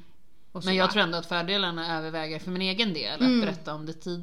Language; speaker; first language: Swedish; native; Swedish